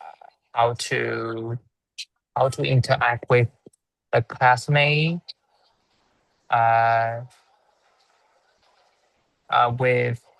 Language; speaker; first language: English; non-native, learner; Chinese